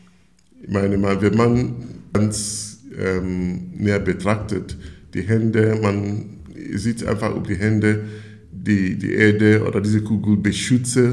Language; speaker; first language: German; non-native, fluent; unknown